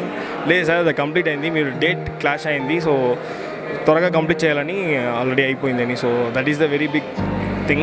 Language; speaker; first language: Telugu; non-native, learner; Tamil